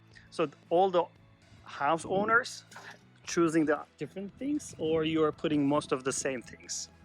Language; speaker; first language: English; non-native, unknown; Turkish